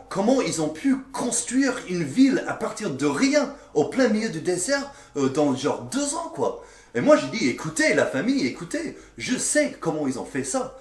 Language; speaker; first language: French; non-native, fluent; English